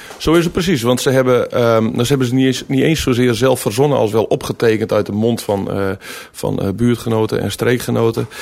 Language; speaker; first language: Dutch; non-native, local second language; Western Frisian